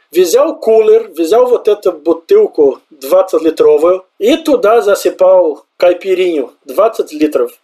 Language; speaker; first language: Russian; non-native, fluent; Portuguese